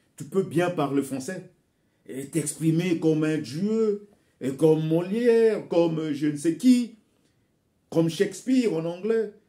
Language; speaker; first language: French; non-native, local second language; Bembe